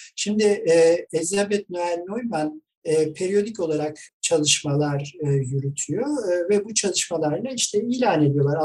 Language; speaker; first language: Turkish; native; Turkish